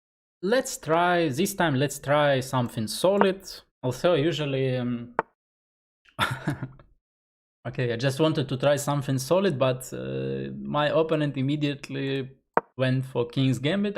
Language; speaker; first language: English; non-native, fluent; Russian